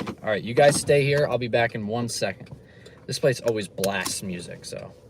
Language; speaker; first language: English; native; English